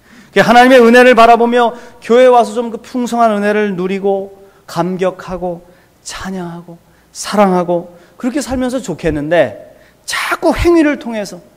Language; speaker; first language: Korean; native; Korean